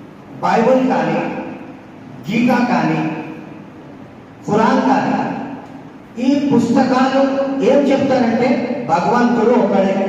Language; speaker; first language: Telugu; non-native, local second language; Urdu